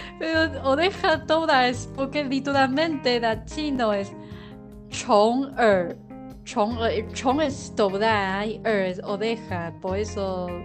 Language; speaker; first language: Spanish; non-native, learner; Chinese